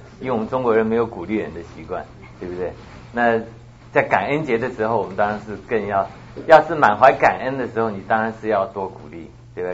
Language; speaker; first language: Chinese; native; Chinese